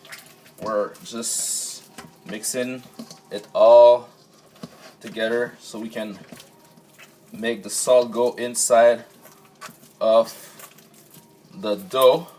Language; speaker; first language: English; non-native, local second language; French